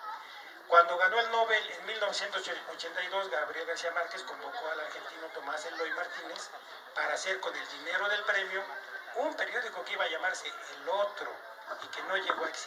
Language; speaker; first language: Spanish; native; Spanish